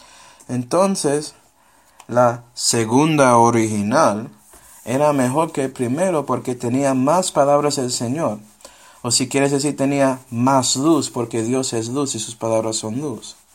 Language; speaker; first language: Spanish; non-native, fluent; English